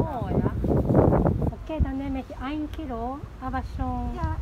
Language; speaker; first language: German; non-native, learner; Japanese